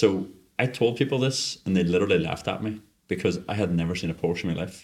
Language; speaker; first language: English; native; English